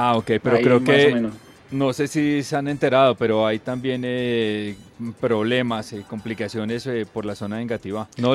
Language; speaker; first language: Spanish; native; Spanish